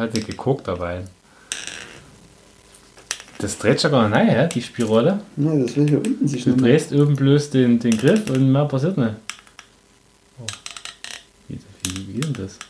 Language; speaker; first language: German; native; German